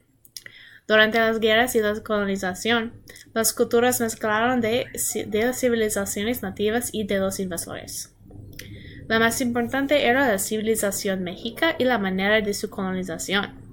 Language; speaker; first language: Spanish; non-native, learner; English